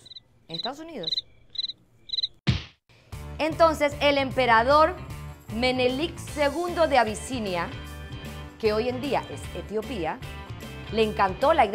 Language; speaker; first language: Spanish; native; Spanish